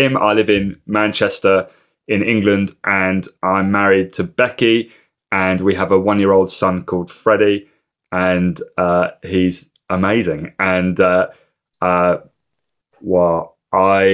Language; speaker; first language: English; native; English